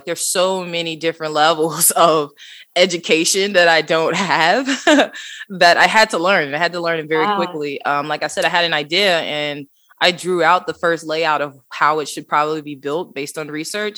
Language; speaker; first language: English; native; English